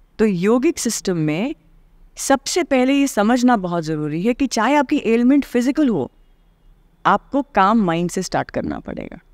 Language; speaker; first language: Hindi; native; Hindi